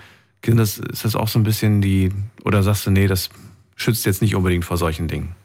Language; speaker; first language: German; native; German